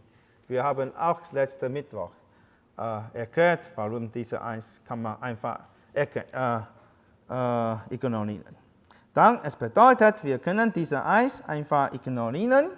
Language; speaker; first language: German; non-native, fluent; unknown